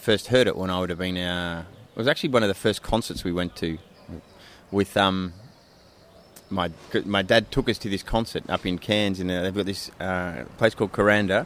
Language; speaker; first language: English; native; English